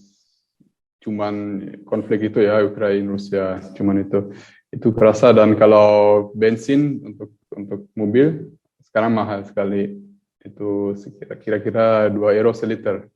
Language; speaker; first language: Indonesian; early bilingual, heritage; German